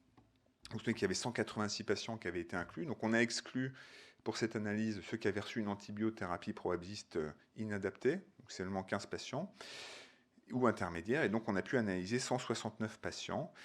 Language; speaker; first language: French; native; French